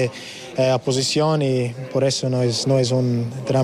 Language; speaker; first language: Spanish; non-native, learner; English